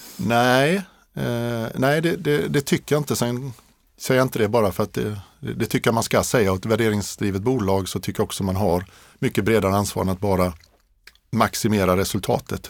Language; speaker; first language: Swedish; native; Swedish